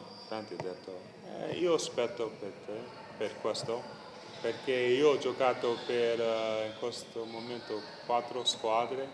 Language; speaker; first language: Italian; non-native, learner; English